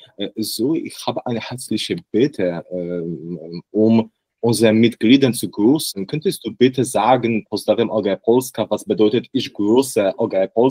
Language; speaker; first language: German; non-native, learner; Polish